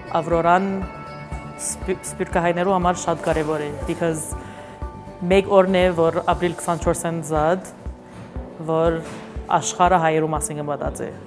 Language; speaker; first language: Armenian; early bilingual, heritage; Armenian